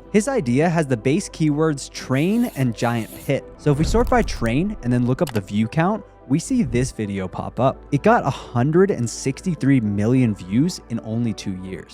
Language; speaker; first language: English; native; English